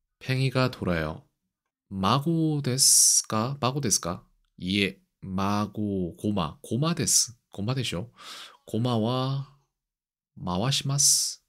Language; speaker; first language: Japanese; non-native, learner; Korean